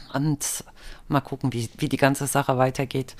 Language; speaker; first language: German; native; German